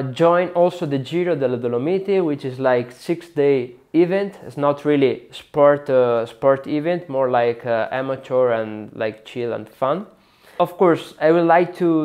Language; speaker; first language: English; non-native, learner; Italian